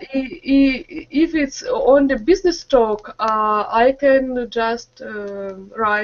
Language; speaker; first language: English; non-native, learner; Russian